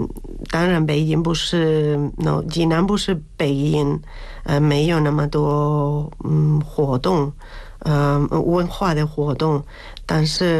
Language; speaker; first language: Chinese; non-native, learner; Spanish